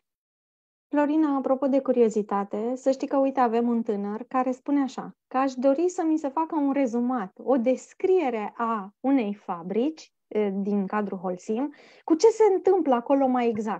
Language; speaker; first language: Romanian; native; Romanian